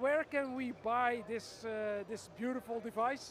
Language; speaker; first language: English; non-native, fluent; Dutch